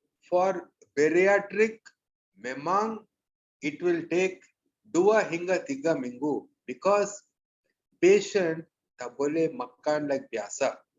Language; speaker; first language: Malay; non-native, local second language; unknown